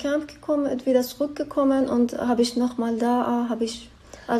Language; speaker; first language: German; non-native, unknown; Persian